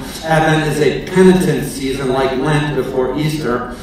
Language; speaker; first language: English; native; English